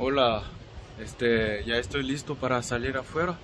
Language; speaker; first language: Spanish; non-native, learner; Korean